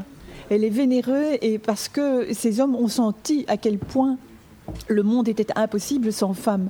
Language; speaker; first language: French; native; French